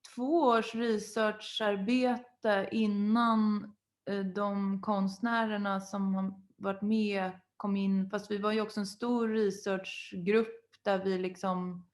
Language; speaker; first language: Swedish; native; Swedish